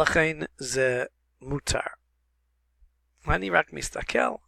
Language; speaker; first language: Hebrew; non-native, fluent; English